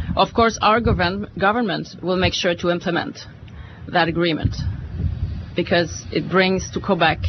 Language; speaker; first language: English; non-native, fluent; French